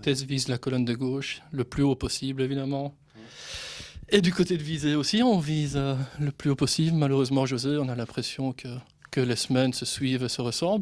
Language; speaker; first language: French; native; French